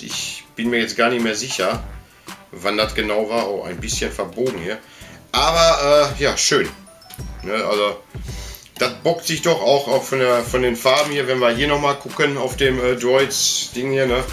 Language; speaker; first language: German; native; German